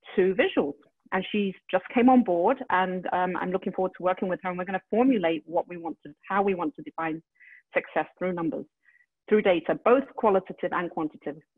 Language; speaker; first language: English; native; English